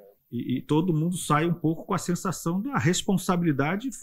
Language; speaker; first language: Portuguese; native; Portuguese